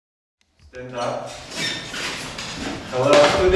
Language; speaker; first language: English; non-native, learner; Kazakh